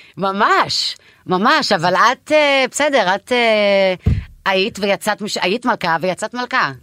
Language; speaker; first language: Hebrew; non-native, local second language; Arabic